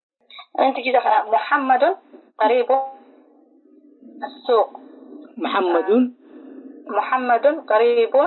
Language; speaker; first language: Arabic; non-native, learner; Tigrinya